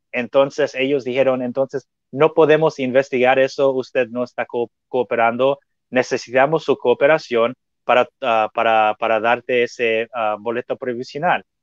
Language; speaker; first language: Spanish; non-native, fluent; English